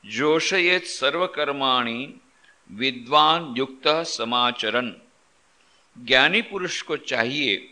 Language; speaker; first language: Hindi; non-native, local second language; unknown